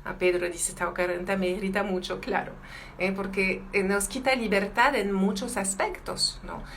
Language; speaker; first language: Spanish; non-native, fluent; French